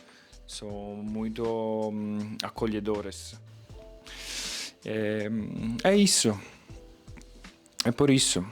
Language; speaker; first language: Portuguese; non-native, fluent; Italian